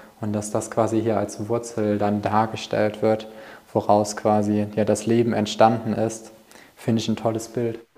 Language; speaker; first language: German; native; German